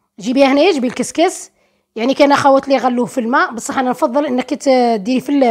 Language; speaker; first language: Arabic; native; Arabic